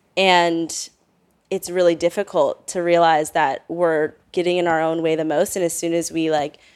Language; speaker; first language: English; native; English